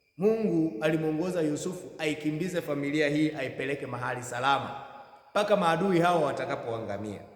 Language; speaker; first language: Swahili; native; Swahili